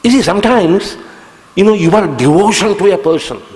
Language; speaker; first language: English; non-native, local second language; Kannada